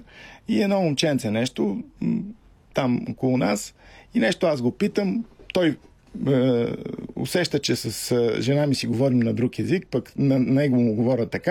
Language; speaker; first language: Bulgarian; native; Bulgarian